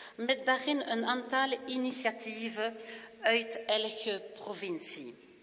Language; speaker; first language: Dutch; non-native, local second language; French